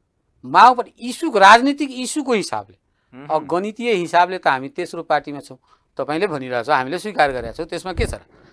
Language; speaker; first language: Nepali; native; Nepali